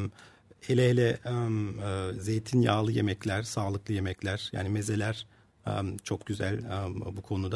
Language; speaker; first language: Turkish; early bilingual, heritage; Turkish